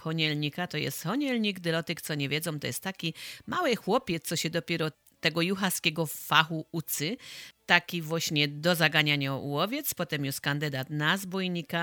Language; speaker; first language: Polish; native; Polish